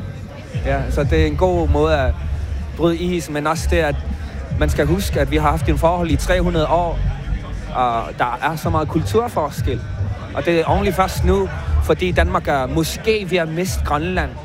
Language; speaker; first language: Danish; non-native, local second language; Kalaallisut